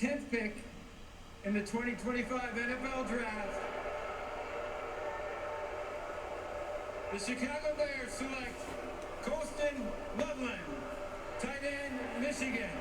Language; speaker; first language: English; native; English